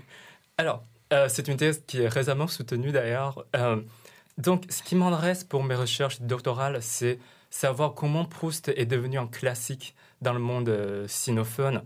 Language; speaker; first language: French; non-native, fluent; Chinese